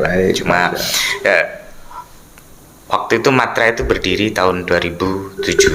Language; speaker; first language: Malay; non-native, local second language; Madurese